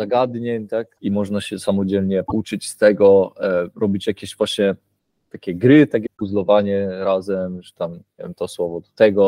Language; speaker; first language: Polish; early bilingual, heritage; Polish